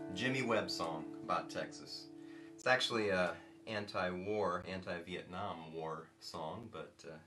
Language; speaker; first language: English; native; English